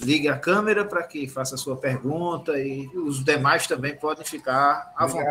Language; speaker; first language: Portuguese; native; Portuguese